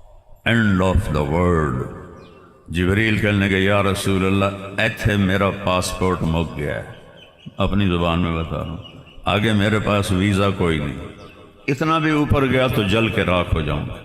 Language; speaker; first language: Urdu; non-native, local second language; Punjabi